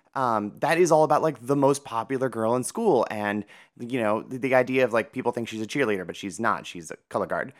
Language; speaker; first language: English; native; English